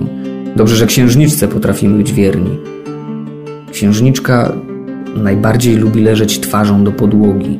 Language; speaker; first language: Polish; native; Polish